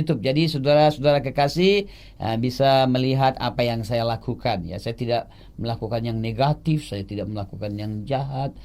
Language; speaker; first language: Indonesian; non-native, local second language; Achinese